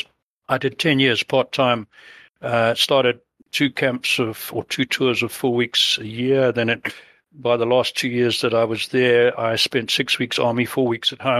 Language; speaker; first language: English; native; English